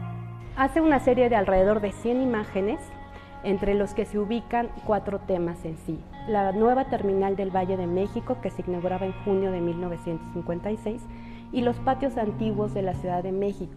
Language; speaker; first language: Spanish; native; Spanish